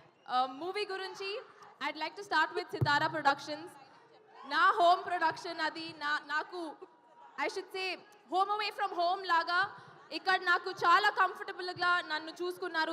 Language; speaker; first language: Telugu; non-native, fluent; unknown